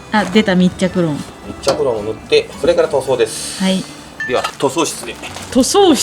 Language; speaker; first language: Japanese; native; Japanese